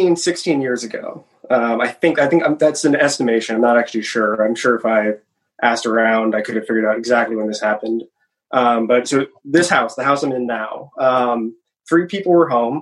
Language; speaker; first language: English; native; English